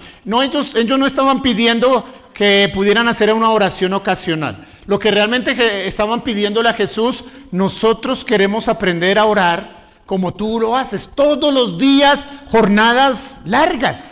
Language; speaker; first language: Spanish; native; Spanish